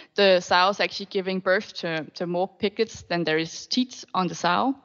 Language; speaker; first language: English; non-native, fluent; Danish